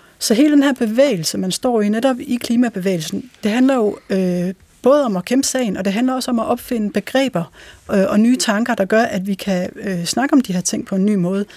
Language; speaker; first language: Danish; native; Danish